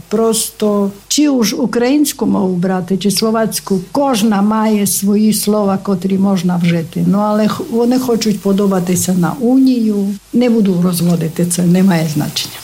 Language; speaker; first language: Ukrainian; native; Ukrainian